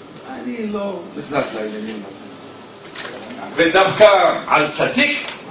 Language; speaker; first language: Hebrew; non-native, fluent; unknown